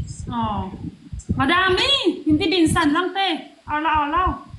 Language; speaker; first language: Filipino; non-native, local second language; Cebuano